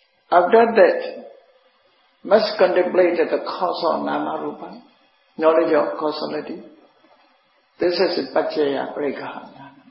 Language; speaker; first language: English; non-native, fluent; Burmese